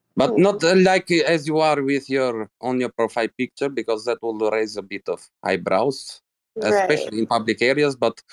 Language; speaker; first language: English; non-native, fluent; Arabic